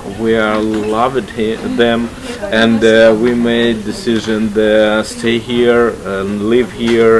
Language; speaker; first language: English; non-native, learner; Ukrainian